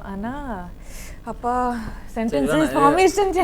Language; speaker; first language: Tamil; non-native, learner; Kodava